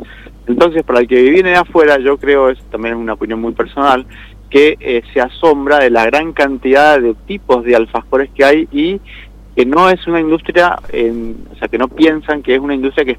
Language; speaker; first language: Spanish; native; Spanish